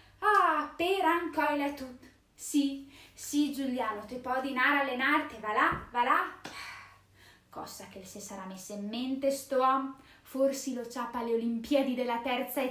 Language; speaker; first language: Italian; native; Italian